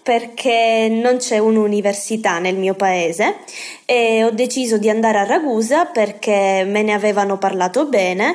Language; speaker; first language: Italian; native; Italian